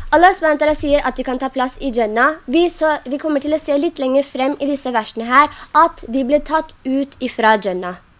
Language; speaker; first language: Norwegian; non-native, local second language; Urdu